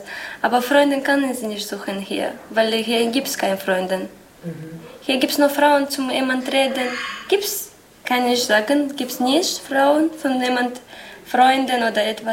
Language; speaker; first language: German; non-native, learner; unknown